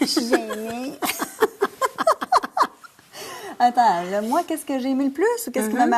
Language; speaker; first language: French; native; French